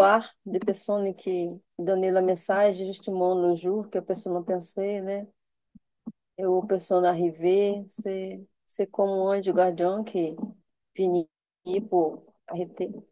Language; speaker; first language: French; non-native, learner; Portuguese